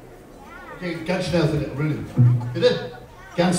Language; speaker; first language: German; non-native, learner; English